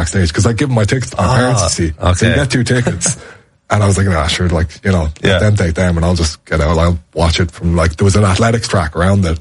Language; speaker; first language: English; native; English